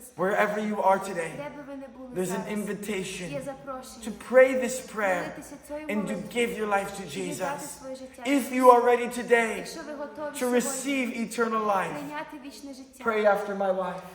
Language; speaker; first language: English; native; English